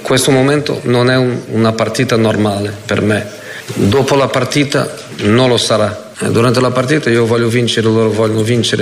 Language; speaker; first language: Italian; non-native, fluent; Portuguese